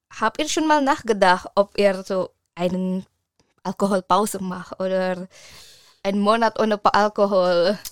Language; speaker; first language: German; non-native, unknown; Indonesian